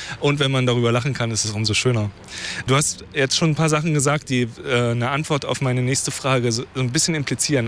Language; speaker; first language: German; native; German